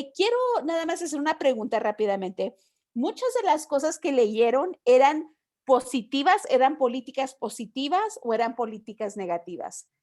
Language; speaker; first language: Spanish; early bilingual, heritage; Spanish